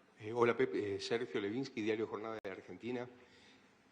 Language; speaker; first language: Spanish; native; Spanish